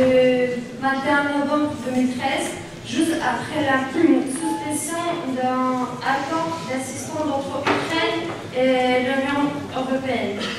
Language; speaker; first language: French; non-native, learner; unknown